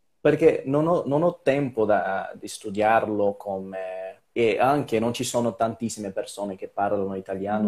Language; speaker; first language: Italian; non-native, learner; Portuguese